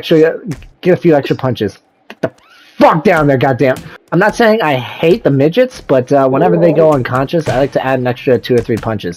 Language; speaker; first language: English; native; English